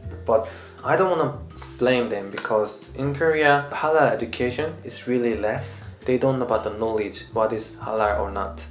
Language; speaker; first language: English; non-native, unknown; Korean